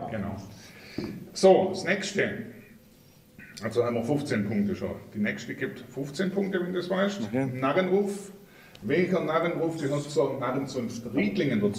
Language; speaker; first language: German; native; German